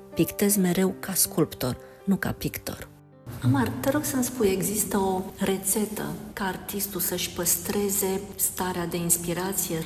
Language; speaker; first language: Romanian; native; Romanian